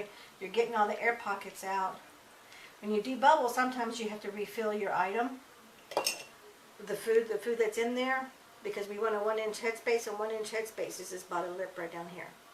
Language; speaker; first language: English; native; English